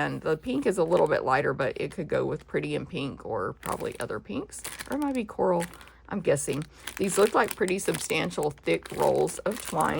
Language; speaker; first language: English; native; English